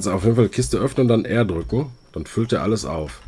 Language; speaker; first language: German; native; German